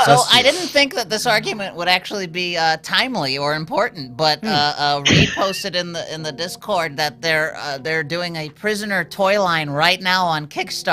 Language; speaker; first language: English; native; English